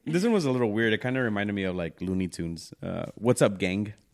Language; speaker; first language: English; early bilingual, other home language; Spanish